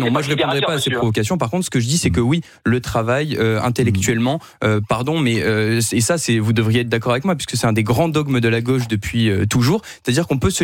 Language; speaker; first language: French; native; French